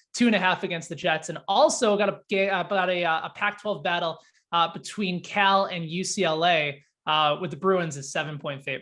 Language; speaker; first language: English; native; English